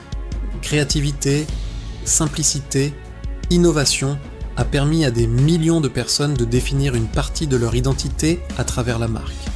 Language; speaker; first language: French; native; French